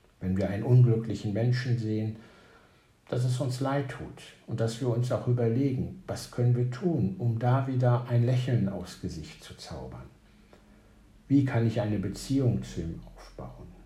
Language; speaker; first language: German; native; German